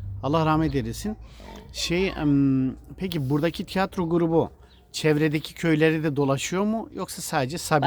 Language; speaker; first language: Turkish; native; Turkish